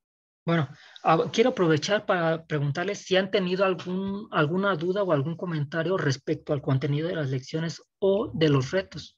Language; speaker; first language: Spanish; native; Spanish